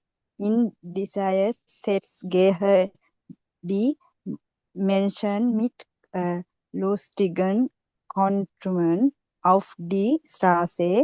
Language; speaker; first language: German; non-native, learner; Sinhala